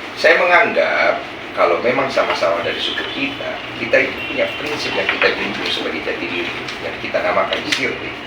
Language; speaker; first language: Indonesian; native; Indonesian